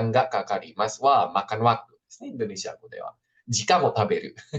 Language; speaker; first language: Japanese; non-native, fluent; Indonesian